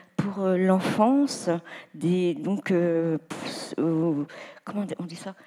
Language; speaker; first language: French; native; French